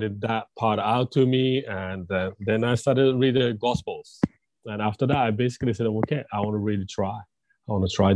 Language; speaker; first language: English; non-native, fluent; Japanese